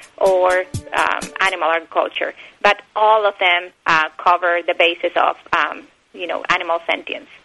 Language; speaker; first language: English; non-native, fluent; Spanish